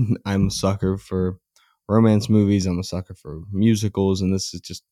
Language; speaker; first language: English; native; English